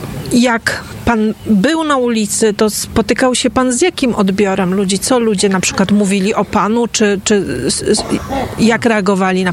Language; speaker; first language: Polish; native; Polish